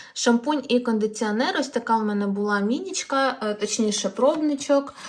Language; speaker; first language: Ukrainian; non-native, local second language; Russian